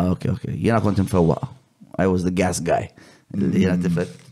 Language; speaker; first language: English; non-native, local second language; Maltese